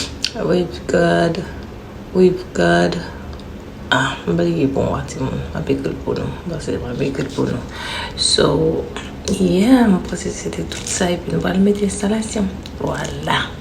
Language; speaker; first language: French; non-native, learner; Haitian Creole